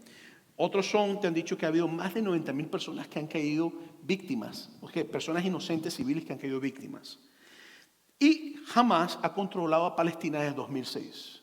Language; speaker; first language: Spanish; native; Spanish